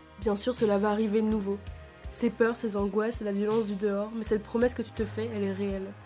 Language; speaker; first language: French; native; French